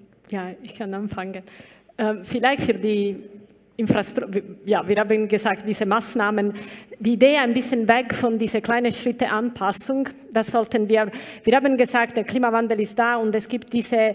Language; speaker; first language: German; non-native, learner; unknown